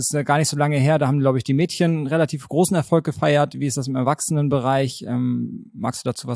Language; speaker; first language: German; native; German